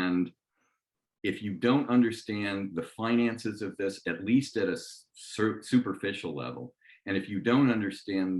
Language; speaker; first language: English; native; English